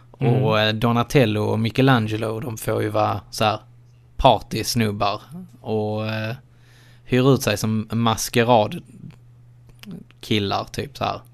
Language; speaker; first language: Swedish; native; Swedish